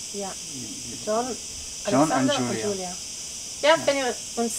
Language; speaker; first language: German; native; German